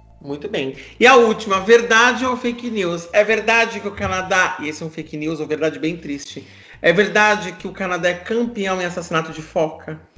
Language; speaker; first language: Portuguese; native; Portuguese